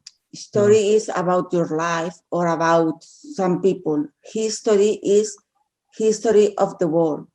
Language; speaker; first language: English; non-native, learner; Spanish